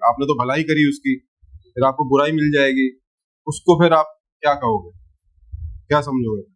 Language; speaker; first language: Hindi; native; Hindi